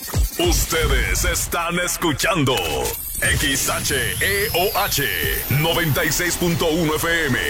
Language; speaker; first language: Spanish; native; Spanish